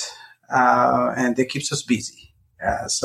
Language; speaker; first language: English; non-native, local second language; Nepali